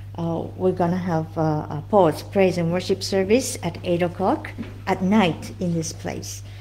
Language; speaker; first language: English; non-native, fluent; Japanese